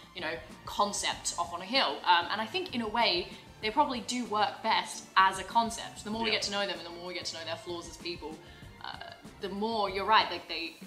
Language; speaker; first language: English; native; English